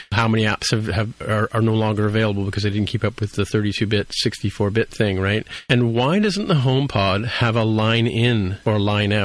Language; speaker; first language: English; native; English